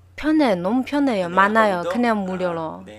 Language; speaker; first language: Korean; non-native, learner; Chinese